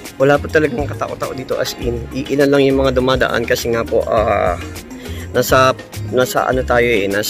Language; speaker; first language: Filipino; native; Filipino